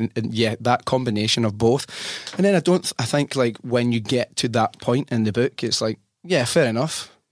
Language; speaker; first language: English; native; English